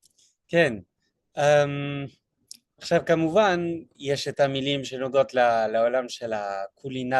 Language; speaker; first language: Hebrew; non-native, fluent; French